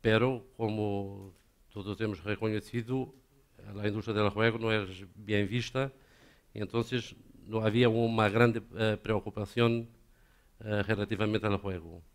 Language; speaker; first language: Spanish; non-native, learner; Portuguese